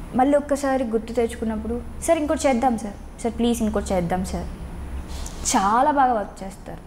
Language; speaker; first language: Telugu; native; Telugu